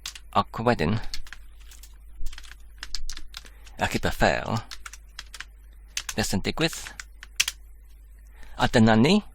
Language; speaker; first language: Welsh; non-native, learner; English